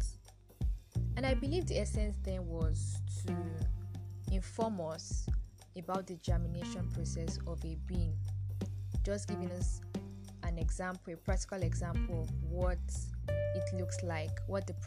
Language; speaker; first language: English; non-native, local second language; Yoruba